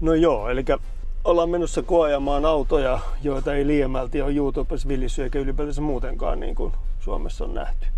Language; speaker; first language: Finnish; native; Finnish